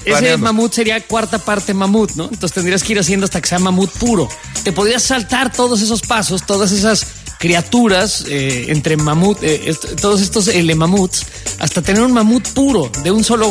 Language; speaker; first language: Spanish; native; Spanish